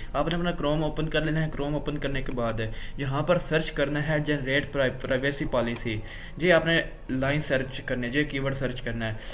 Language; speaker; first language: Urdu; non-native, local second language; Punjabi